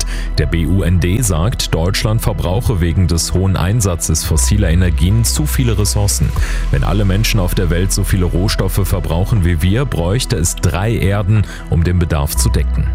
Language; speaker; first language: German; native; German